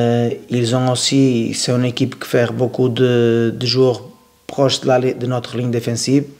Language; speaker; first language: French; non-native, learner; Portuguese